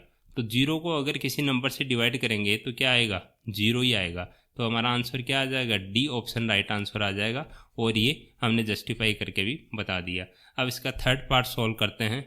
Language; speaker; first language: Hindi; native; Hindi